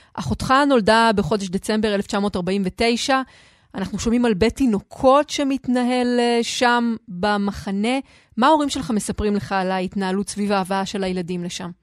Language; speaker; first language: Hebrew; native; Hebrew